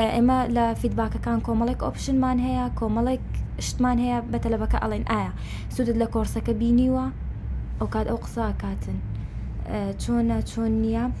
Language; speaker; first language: Central Kurdish; non-native, local second language; Kurdish